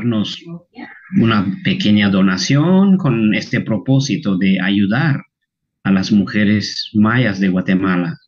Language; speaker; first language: Spanish; non-native, local second language; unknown